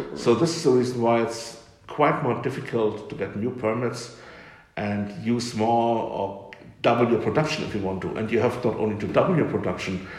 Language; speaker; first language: English; non-native, fluent; German